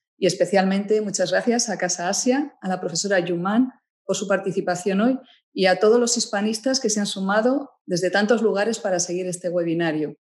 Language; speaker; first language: Spanish; native; Spanish